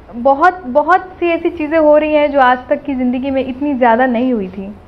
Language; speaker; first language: Hindi; native; Hindi